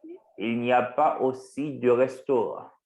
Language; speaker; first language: French; non-native, learner; Spanish